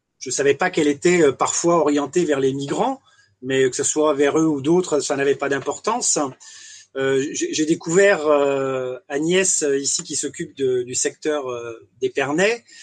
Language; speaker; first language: French; native; French